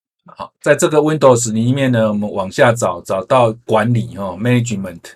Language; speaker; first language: Chinese; native; Chinese